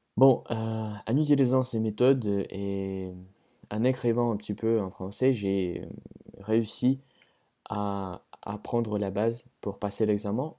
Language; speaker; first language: French; non-native, fluent; Russian